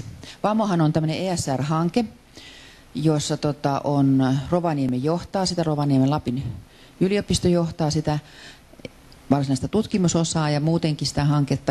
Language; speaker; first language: Finnish; native; Finnish